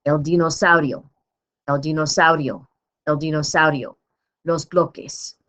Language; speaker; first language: Spanish; non-native, learner; English